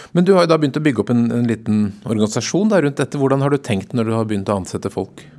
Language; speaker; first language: Norwegian; native; Norwegian